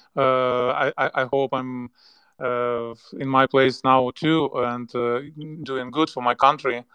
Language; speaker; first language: English; non-native, fluent; Ukrainian